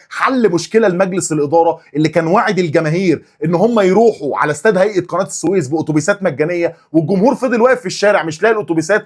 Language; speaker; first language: Arabic; native; Arabic